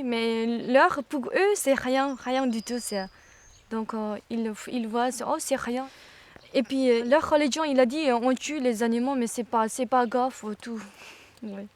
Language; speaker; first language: French; non-native, learner; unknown